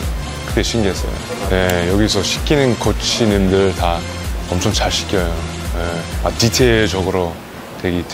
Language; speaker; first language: Korean; non-native, fluent; English